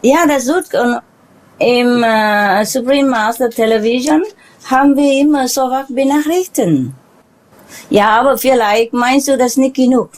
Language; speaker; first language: German; non-native, learner; Vietnamese